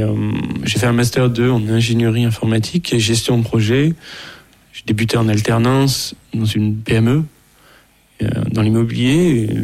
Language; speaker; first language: French; native; French